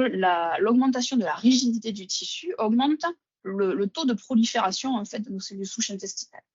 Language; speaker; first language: French; native; French